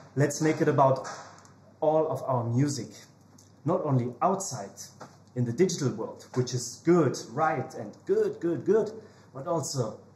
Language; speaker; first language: English; non-native, fluent; German